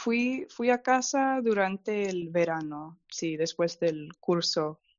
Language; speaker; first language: Spanish; non-native, fluent; English